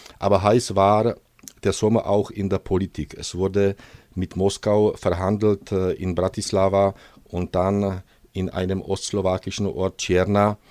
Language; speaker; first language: German; non-native, fluent; Czech